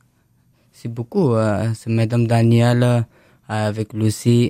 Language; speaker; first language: French; non-native, learner; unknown